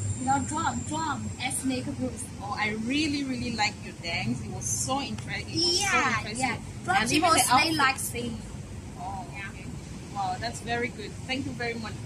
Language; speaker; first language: English; non-native, learner; Chinese